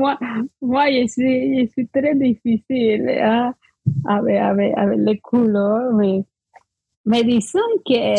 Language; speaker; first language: French; non-native, fluent; Spanish